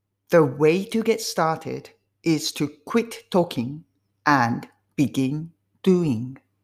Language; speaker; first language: English; non-native, fluent; Japanese